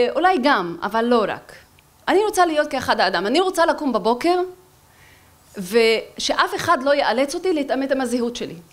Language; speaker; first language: Hebrew; non-native, local second language; Arabic